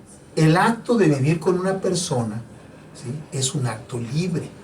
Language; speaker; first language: Spanish; native; Spanish